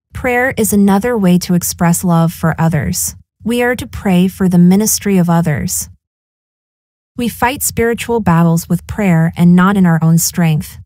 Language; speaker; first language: English; native; English